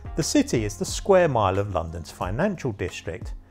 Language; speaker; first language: English; native; English